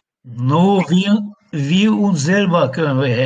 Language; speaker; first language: German; non-native, learner; Russian